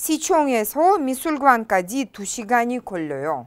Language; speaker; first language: Korean; non-native, fluent; Russian